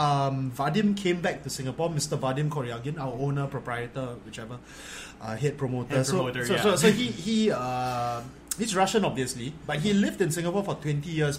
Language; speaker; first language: English; native; English